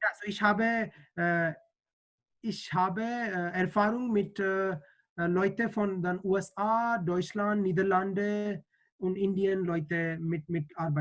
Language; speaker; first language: German; non-native, learner; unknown